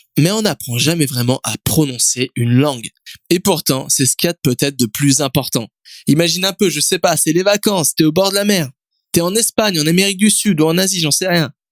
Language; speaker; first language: French; native; French